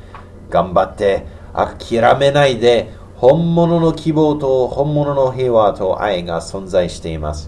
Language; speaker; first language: Japanese; non-native, learner; English